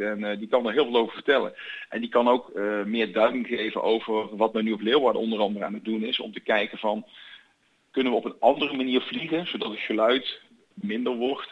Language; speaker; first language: Dutch; native; Dutch